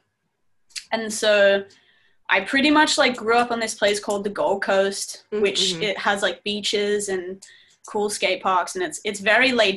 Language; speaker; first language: English; native; English